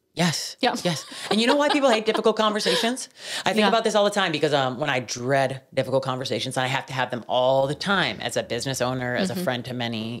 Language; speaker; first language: English; native; English